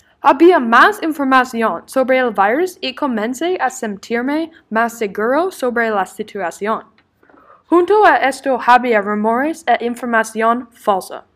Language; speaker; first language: Spanish; non-native, learner; English